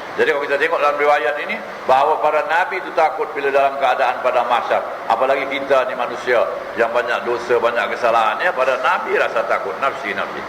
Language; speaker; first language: Malay; native; Malay